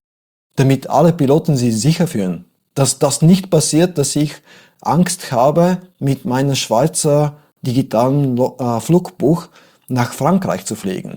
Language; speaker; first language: German; non-native, fluent; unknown